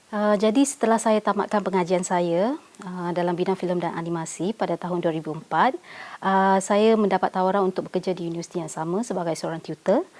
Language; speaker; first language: Malay; non-native, local second language; Tamil